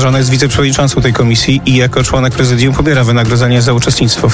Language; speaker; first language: Polish; native; Polish